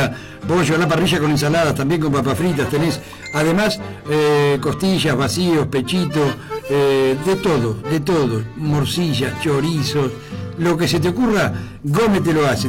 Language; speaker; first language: Spanish; native; Spanish